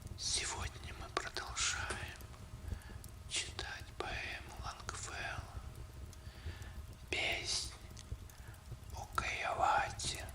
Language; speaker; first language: Russian; native; Russian